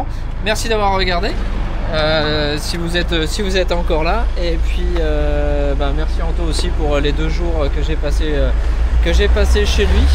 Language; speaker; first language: French; native; French